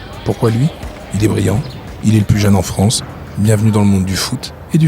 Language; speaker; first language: French; native; French